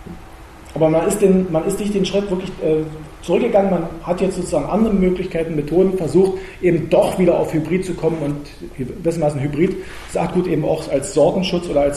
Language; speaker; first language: German; native; German